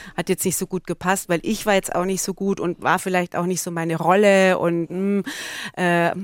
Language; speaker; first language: German; native; German